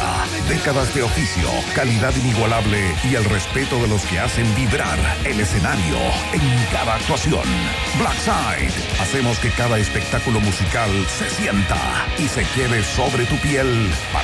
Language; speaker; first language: Spanish; native; Spanish